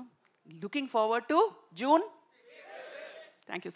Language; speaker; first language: Telugu; non-native, local second language; Tamil